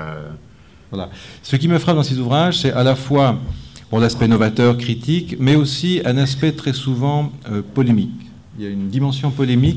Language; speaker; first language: French; native; French